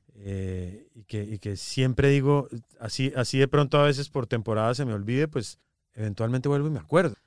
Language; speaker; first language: Spanish; native; Spanish